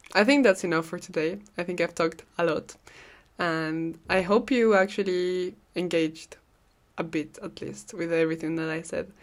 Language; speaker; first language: English; non-native, fluent; Spanish